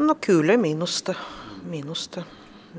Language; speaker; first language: Finnish; non-native, learner; Russian